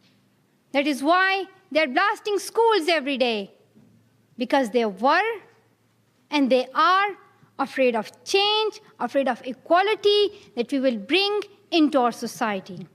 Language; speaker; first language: English; non-native, local second language; Pashto